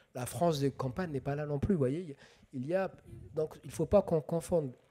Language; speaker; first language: French; non-native, local second language; Somali